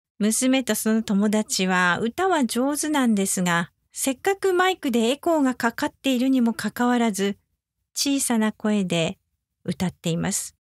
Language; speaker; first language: Japanese; native; Japanese